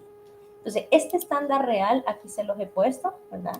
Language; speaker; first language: Spanish; native; Spanish